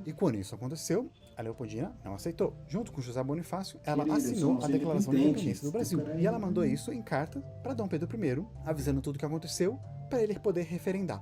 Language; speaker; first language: Portuguese; native; Portuguese